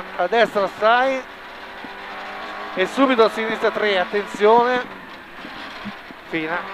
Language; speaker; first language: Italian; native; Italian